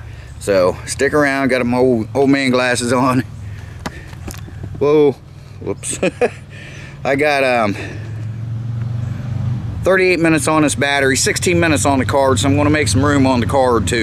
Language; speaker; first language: English; native; English